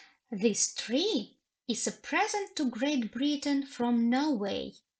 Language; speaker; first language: English; non-native, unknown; Ukrainian